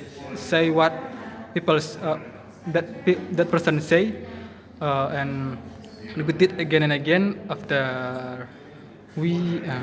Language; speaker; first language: English; non-native, learner; Indonesian